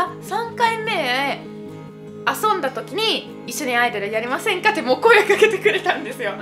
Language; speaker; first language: Japanese; non-native, fluent; Italian